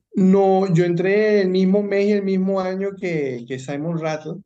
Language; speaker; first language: Spanish; native; Spanish